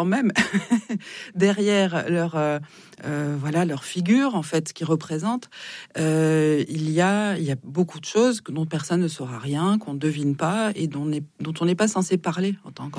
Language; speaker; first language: French; native; French